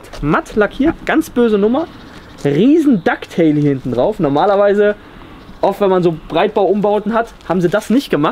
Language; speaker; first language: German; native; German